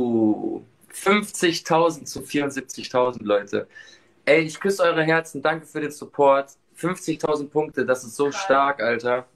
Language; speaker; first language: German; early bilingual, other home language; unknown